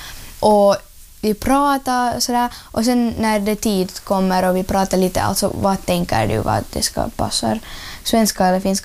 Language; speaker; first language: Swedish; non-native, learner; Russian